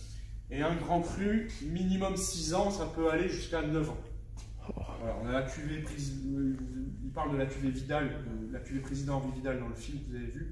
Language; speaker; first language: French; native; French